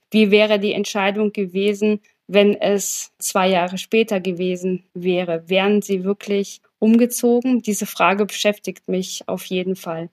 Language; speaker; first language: German; early bilingual, other home language; Polish